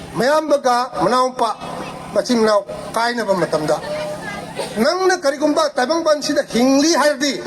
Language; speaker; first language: Manipuri; non-native, local second language; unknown